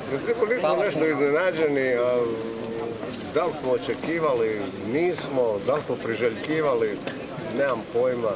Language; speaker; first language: Croatian; native; Croatian